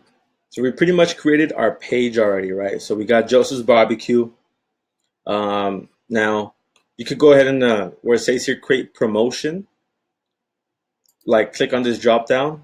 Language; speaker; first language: English; native; English